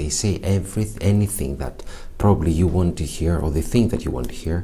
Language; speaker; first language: English; non-native, fluent; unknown